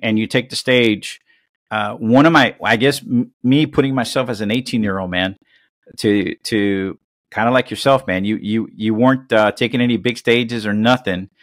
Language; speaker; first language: English; early bilingual, other home language; Spanish